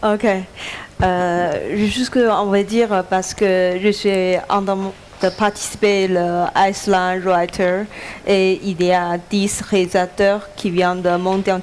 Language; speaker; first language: French; non-native, learner; Chinese